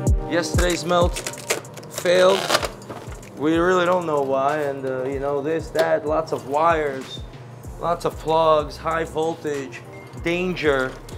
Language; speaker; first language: English; early bilingual, other home language; Russian